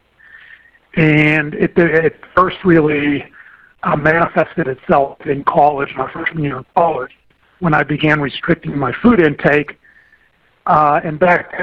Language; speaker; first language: English; native; English